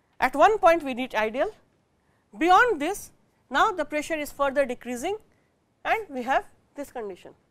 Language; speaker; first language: English; non-native, local second language; Bangla